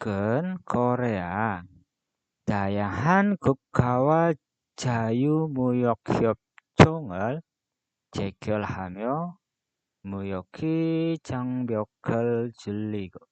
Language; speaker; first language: Korean; non-native, fluent; Indonesian